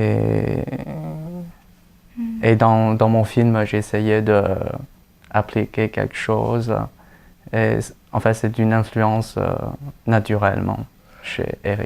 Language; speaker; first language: French; non-native, fluent; Chinese